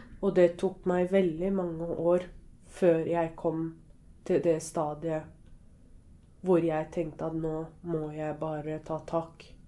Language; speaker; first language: Norwegian; early bilingual, other home language; Arabic